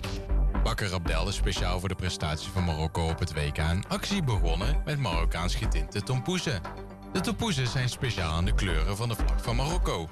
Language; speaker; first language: Dutch; native; Dutch